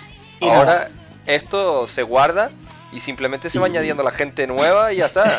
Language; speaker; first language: Spanish; native; Spanish